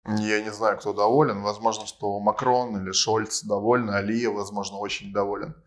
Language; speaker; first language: Russian; non-native, local second language; Armenian